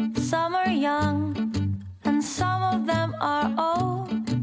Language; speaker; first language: English; native; English